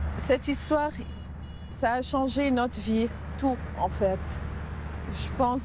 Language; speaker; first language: French; non-native, local second language; Arabic